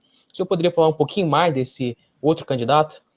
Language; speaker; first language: Portuguese; native; Portuguese